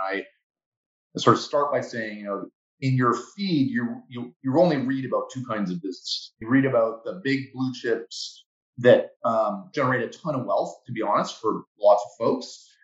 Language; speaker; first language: English; native; English